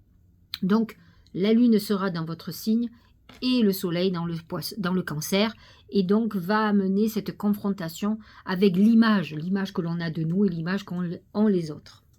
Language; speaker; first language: French; native; French